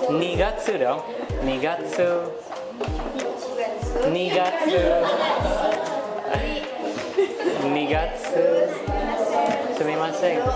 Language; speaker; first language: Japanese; non-native, fluent; Indonesian